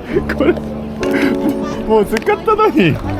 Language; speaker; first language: Japanese; non-native, learner; Korean